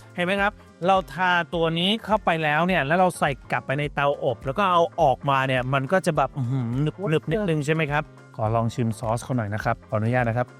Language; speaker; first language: Thai; early bilingual, heritage; Thai